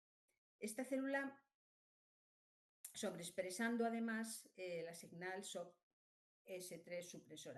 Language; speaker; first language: Spanish; native; Spanish